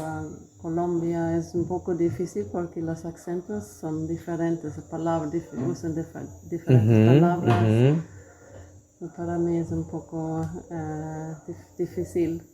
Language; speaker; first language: Spanish; non-native, learner; Swedish